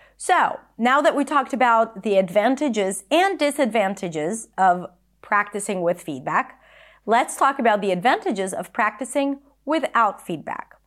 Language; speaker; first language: English; non-native, fluent; Hebrew